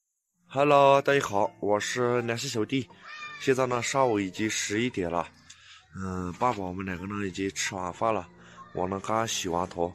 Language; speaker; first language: Chinese; non-native, local second language; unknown